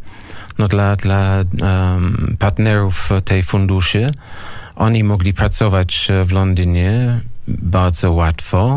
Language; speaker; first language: Polish; non-native, learner; English